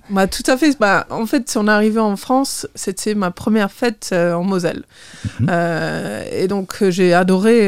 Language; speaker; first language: French; non-native, fluent; English